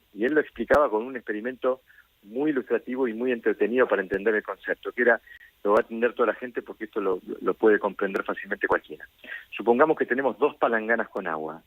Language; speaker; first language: Spanish; native; Spanish